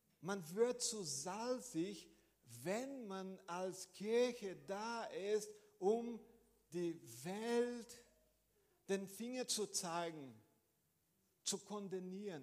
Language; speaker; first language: German; non-native, fluent; Portuguese